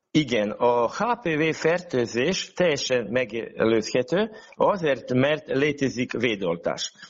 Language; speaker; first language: Hungarian; non-native, local second language; Serbian